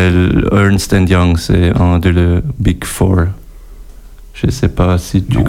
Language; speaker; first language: French; non-native, learner; German